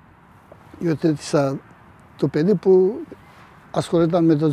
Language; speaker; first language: Greek; early bilingual, heritage; Greek